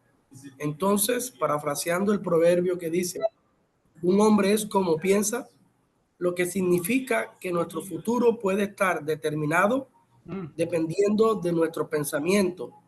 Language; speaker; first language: Spanish; native; Spanish